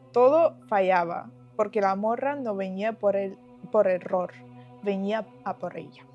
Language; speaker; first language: Spanish; non-native, fluent; Ukrainian